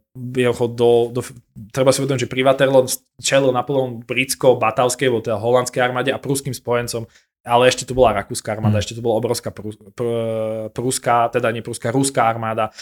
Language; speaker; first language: Slovak; native; Slovak